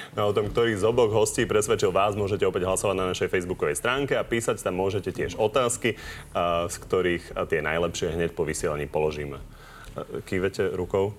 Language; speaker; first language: Slovak; native; Slovak